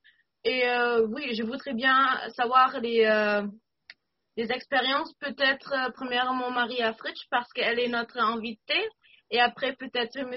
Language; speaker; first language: French; non-native, fluent; German